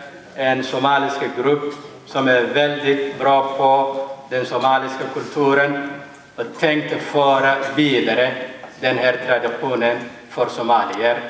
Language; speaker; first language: Swedish; early bilingual, other home language; Somali